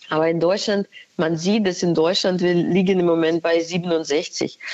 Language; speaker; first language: German; non-native, fluent; Ukrainian